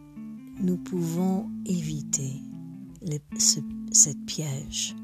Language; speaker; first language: French; non-native, fluent; English